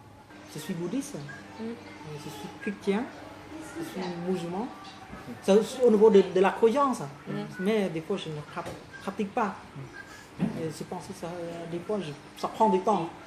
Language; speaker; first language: French; non-native, fluent; Khmer